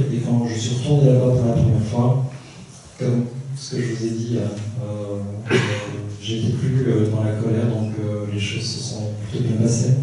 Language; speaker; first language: French; early bilingual, other home language; Korean